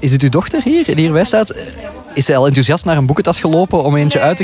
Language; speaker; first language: Dutch; native; Dutch